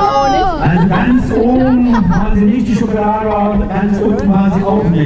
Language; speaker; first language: German; native; German